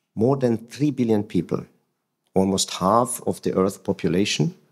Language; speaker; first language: English; non-native, fluent; Hungarian